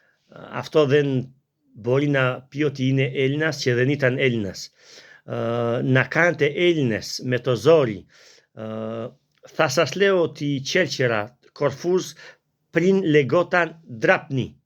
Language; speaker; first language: Greek; non-native, learner; Albanian